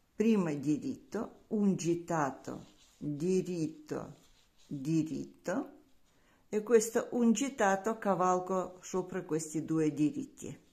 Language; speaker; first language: Italian; non-native, learner; Russian